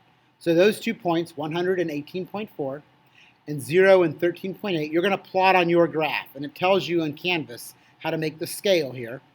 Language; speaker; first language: English; native; English